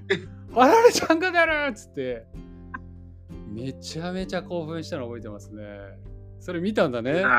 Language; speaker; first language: Japanese; native; Japanese